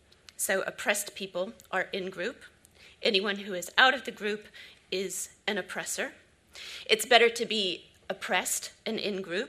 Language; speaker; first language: English; native; English